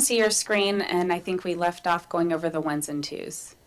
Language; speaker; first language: English; native; English